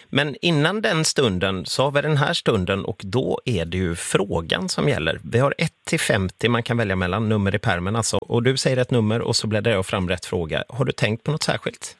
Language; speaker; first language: Swedish; native; Swedish